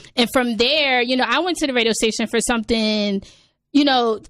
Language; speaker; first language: English; native; English